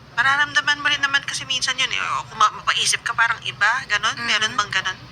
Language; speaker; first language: Filipino; native; Filipino